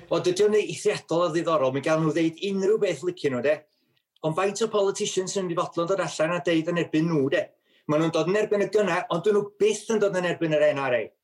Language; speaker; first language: Welsh; native; Welsh